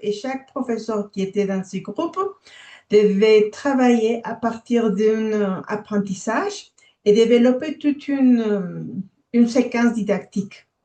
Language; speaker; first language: French; non-native, fluent; Spanish